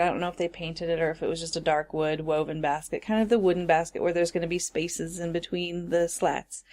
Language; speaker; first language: English; native; English